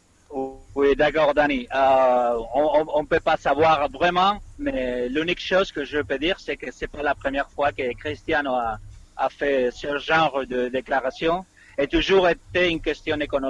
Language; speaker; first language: French; non-native, fluent; Spanish